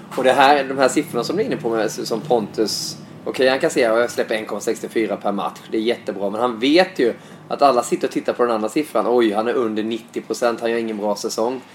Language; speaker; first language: Swedish; native; Swedish